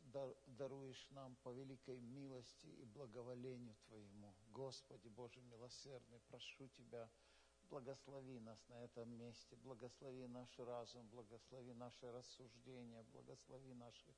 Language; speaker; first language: Russian; native; Russian